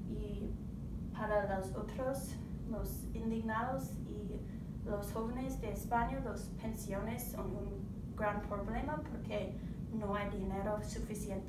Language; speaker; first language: Spanish; non-native, learner; English